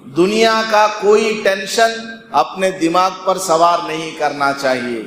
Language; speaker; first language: Urdu; native; Urdu